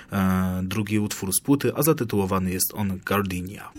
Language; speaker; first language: Polish; native; Polish